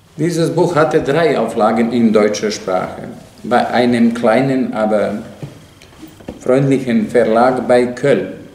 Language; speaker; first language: German; non-native, fluent; Serbian